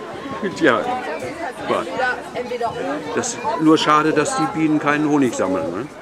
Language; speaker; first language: German; native; German